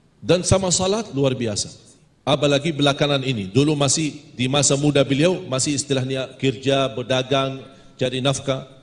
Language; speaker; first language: Malay; non-native, fluent; Arabic